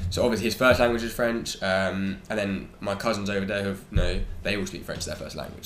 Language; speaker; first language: English; native; English